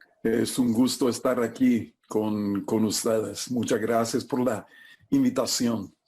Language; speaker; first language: Spanish; non-native, fluent; English